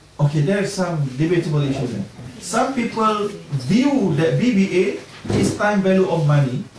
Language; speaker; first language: English; non-native, local second language; Malay